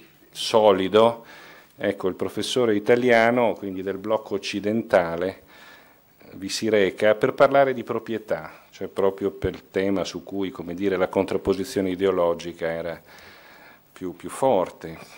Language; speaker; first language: Italian; native; Italian